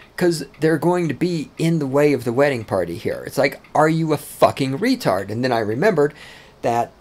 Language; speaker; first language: English; native; English